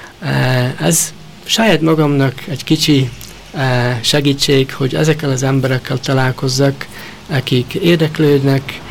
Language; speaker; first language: Hungarian; early bilingual, heritage; Hungarian